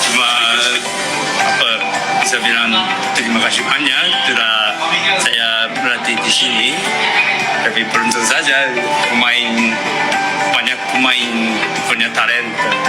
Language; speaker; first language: Indonesian; non-native, learner; Japanese